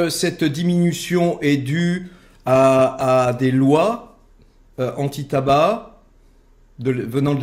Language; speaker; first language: French; native; French